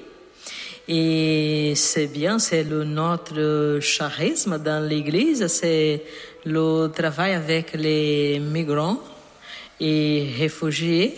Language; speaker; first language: French; non-native, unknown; Portuguese